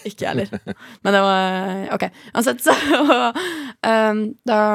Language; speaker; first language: Norwegian; native; Norwegian